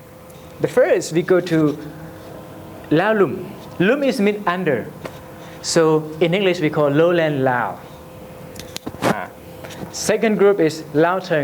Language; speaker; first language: English; non-native, learner; Lao